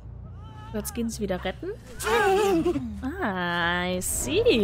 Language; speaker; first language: German; native; German